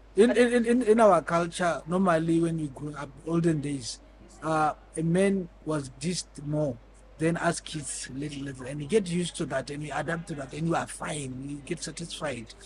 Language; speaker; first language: English; non-native, local second language; Tswana